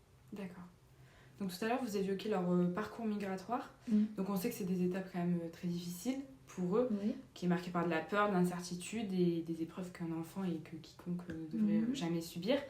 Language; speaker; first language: French; native; French